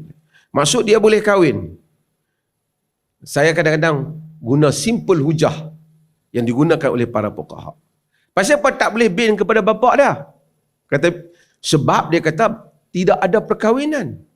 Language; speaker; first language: Malay; native; Malay